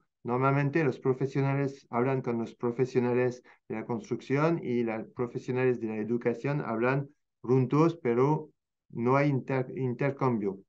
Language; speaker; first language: Spanish; non-native, fluent; French